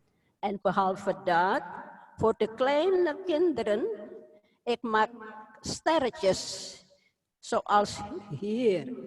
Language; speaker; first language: Dutch; non-native, fluent; Indonesian